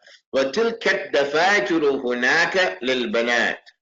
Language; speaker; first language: Arabic; non-native, fluent; English